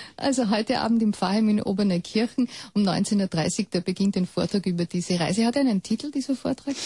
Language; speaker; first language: German; native; German